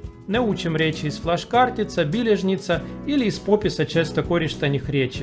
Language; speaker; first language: Croatian; non-native, learner; Russian